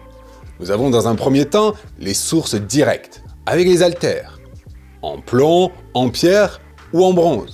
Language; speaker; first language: French; native; French